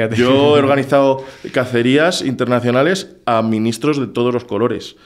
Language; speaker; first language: Spanish; native; Spanish